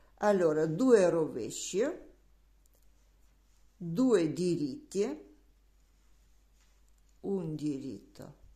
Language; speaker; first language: Italian; non-native, learner; Russian